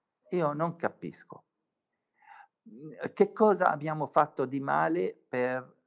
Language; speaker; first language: Italian; non-native, fluent; Arabic